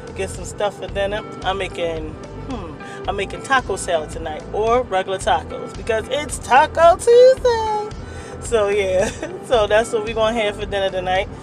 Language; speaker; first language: English; native; English